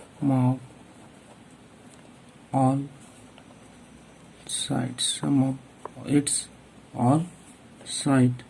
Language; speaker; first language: English; non-native, local second language; Hindi